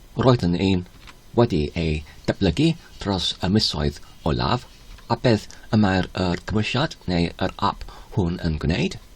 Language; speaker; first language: Welsh; non-native, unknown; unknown